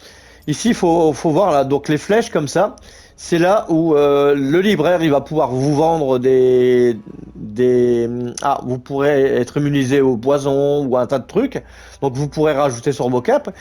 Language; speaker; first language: French; native; French